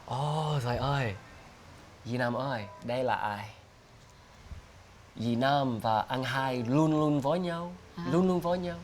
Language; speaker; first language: Vietnamese; early bilingual, heritage; English